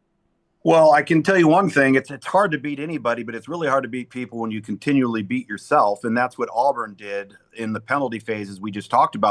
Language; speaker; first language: English; native; English